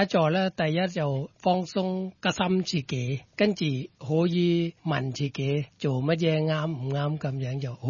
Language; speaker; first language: Cantonese; non-native, fluent; Thai